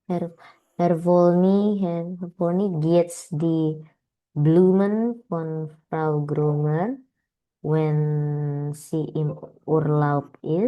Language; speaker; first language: German; non-native, learner; Indonesian